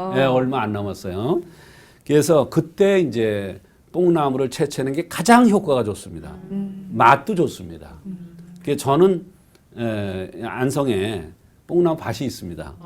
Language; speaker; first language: Korean; native; Korean